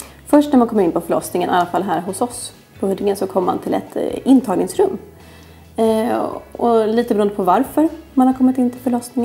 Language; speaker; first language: Swedish; native; Swedish